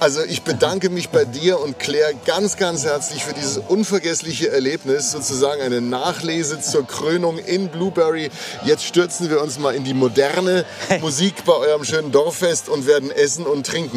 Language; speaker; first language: German; native; German